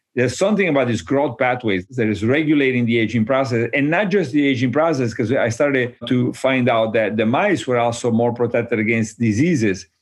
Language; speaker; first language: English; non-native, fluent; Italian